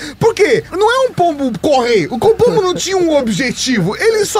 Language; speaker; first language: Portuguese; native; Portuguese